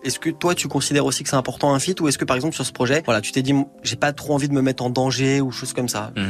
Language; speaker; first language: French; native; French